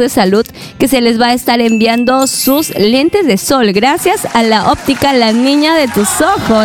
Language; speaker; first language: Spanish; native; Spanish